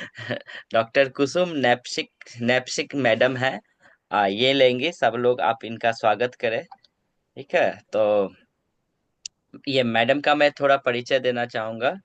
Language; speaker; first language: Hindi; native; Hindi